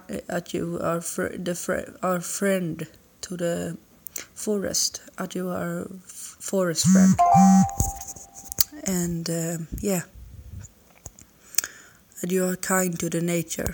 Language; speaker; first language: English; non-native, learner; Swedish